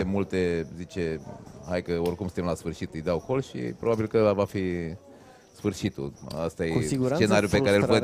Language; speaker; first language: Romanian; native; Romanian